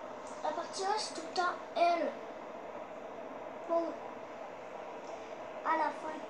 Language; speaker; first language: French; native; French